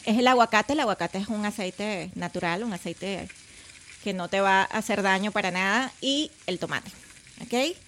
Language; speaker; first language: Spanish; native; Spanish